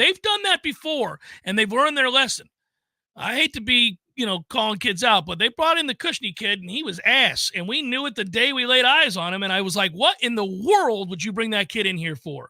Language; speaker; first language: English; native; English